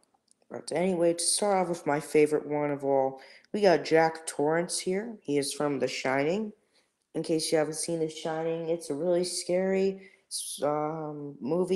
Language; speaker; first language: English; native; English